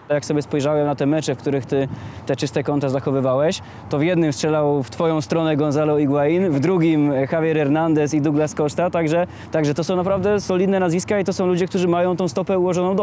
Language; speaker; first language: Polish; native; Polish